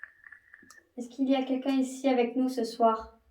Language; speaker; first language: French; native; French